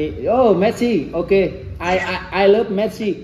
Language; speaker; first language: English; non-native, learner; Vietnamese